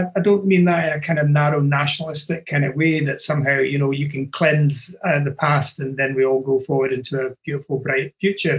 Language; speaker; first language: English; native; English